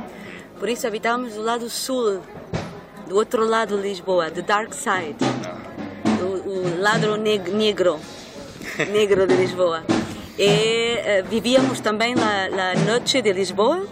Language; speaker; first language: Spanish; non-native, learner; Portuguese